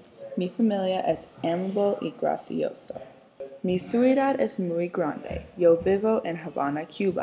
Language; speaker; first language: Spanish; non-native, learner; English